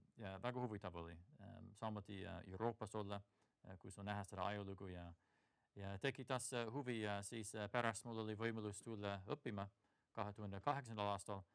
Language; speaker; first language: Estonian; non-native, fluent; English